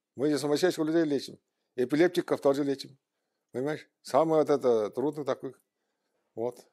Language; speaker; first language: Russian; non-native, local second language; Tuvinian